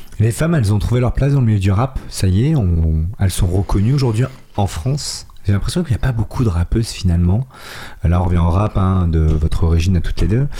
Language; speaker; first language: French; native; French